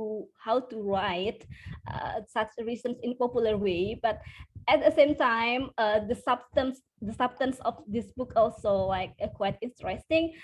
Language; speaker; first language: English; non-native, fluent; Indonesian